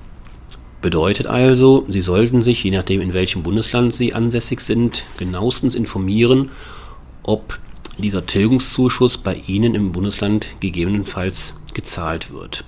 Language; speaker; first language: German; native; German